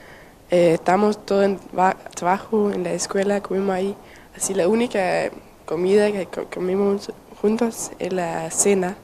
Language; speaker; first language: Spanish; non-native, learner; Danish